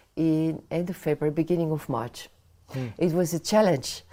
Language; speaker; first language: English; non-native, fluent; Swiss German